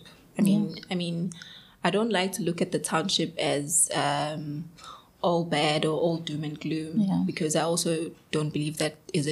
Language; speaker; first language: English; non-native, local second language; Zulu